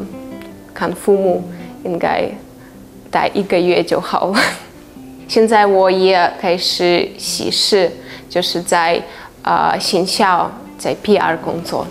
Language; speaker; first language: Chinese; non-native, fluent; Russian